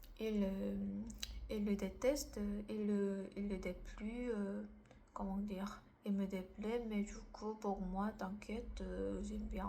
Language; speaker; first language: French; non-native, learner; Korean